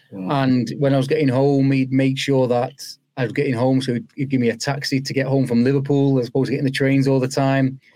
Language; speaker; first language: English; native; English